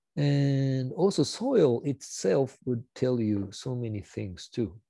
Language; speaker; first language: English; non-native, fluent; Japanese